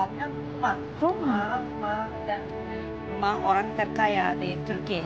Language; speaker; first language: Indonesian; non-native, learner; Turkish